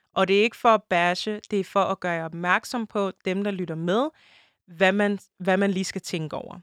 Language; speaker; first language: Danish; early bilingual, other home language; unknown